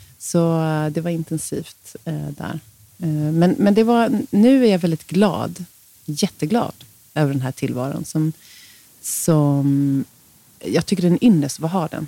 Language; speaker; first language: Swedish; native; Swedish